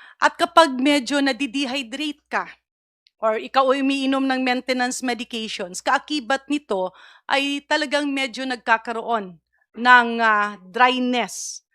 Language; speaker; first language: Filipino; non-native, local second language; Cebuano